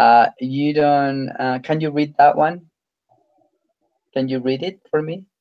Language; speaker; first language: English; non-native, fluent; Spanish